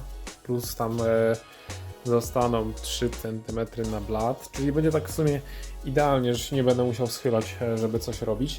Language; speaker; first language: Polish; native; Polish